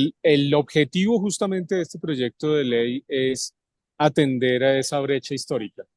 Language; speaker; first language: Spanish; native; Spanish